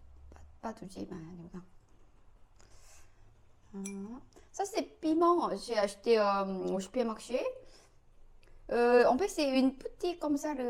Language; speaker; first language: French; non-native, learner; Korean